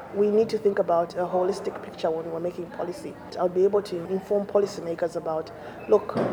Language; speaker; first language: English; non-native, local second language; Bemba